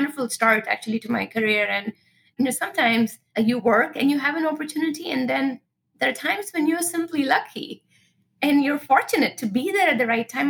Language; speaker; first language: English; non-native, local second language; Marathi